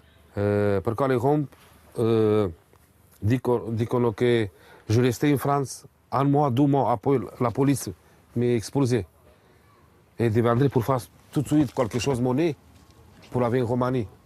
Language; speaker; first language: French; non-native, learner; Romanian